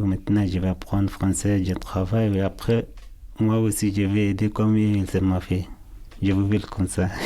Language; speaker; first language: French; non-native, learner; Arabic